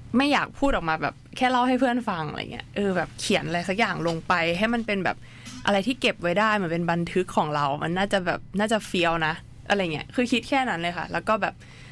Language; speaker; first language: Thai; native; Thai